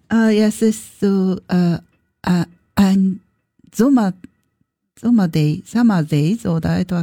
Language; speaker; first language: German; non-native, learner; Japanese